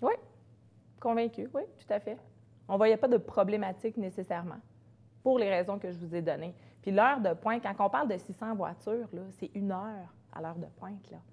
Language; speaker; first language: French; native; French